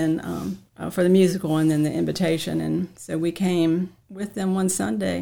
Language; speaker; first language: English; native; English